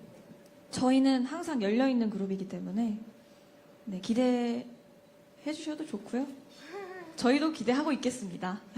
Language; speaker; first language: Korean; native; Korean